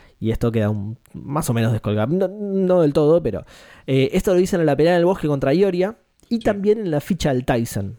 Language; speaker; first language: Spanish; native; Spanish